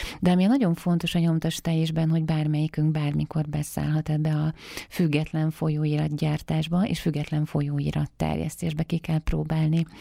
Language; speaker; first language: Hungarian; native; Hungarian